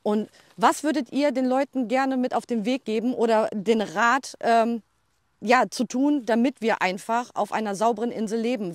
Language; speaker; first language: German; native; German